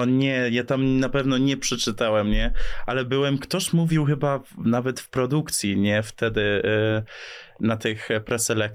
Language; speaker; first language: Polish; early bilingual, heritage; English